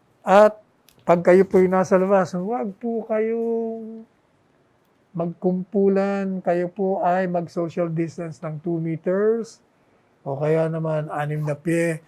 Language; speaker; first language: Filipino; non-native, local second language; Bikol